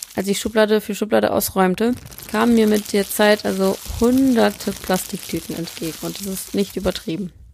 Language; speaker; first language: German; early bilingual, other home language; Polish